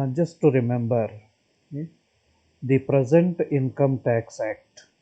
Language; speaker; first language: English; non-native, local second language; Kannada